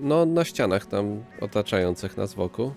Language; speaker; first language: Polish; native; Polish